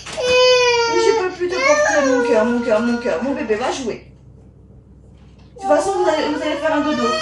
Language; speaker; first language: French; native; French